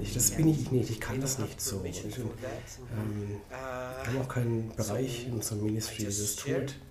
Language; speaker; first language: German; non-native, fluent; Spanish